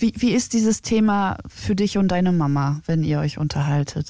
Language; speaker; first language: German; native; German